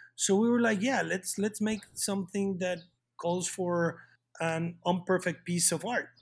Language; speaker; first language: English; non-native, fluent; Spanish